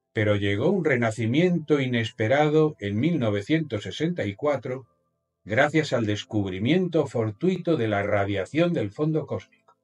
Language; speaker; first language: Spanish; native; Spanish